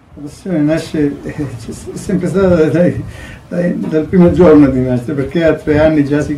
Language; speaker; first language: Italian; native; Italian